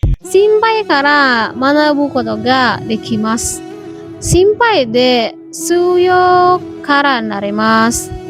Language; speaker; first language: Japanese; non-native, learner; Indonesian